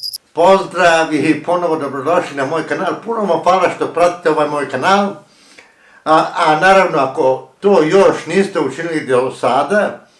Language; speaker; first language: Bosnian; early bilingual, heritage; Croatian